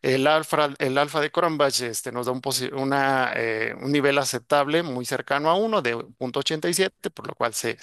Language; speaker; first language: Spanish; native; Spanish